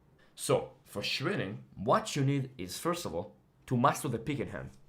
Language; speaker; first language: English; non-native, fluent; Hebrew